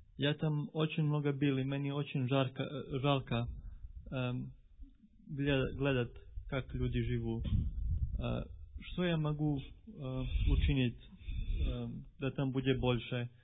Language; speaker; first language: Russian; non-native, learner; Serbian